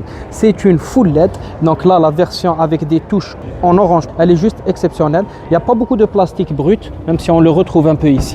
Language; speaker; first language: French; native; French